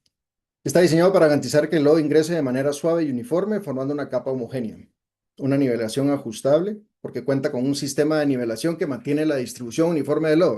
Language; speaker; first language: Spanish; native; Spanish